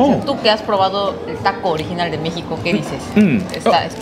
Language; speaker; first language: Spanish; non-native, fluent; Korean